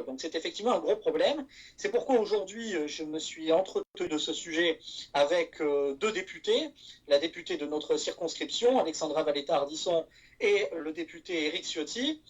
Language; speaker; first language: French; native; French